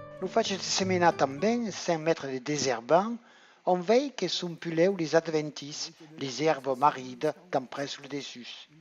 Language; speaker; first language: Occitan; native; Occitan